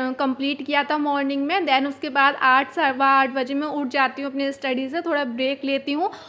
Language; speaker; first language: Hindi; native; Hindi